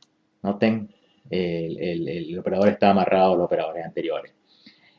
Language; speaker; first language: Spanish; native; Spanish